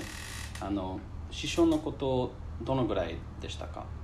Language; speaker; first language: Japanese; non-native, learner; English